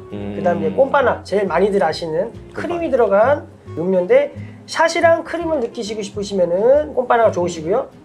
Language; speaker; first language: Korean; native; Korean